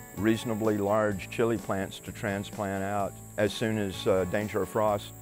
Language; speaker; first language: English; native; English